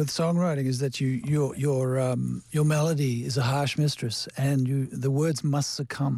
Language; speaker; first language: English; native; English